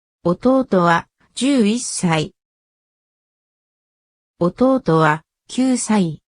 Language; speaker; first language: Japanese; non-native, learner; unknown